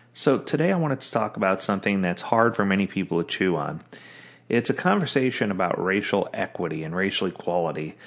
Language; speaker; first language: English; native; English